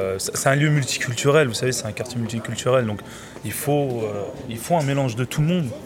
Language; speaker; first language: French; native; French